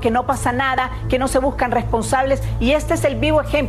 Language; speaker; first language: Spanish; native; Spanish